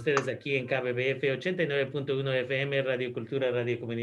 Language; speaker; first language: Spanish; native; Spanish